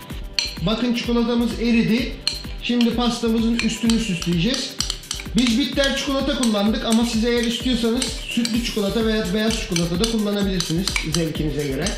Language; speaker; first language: Turkish; native; Turkish